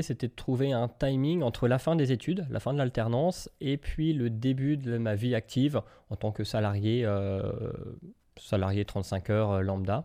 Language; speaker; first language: French; native; French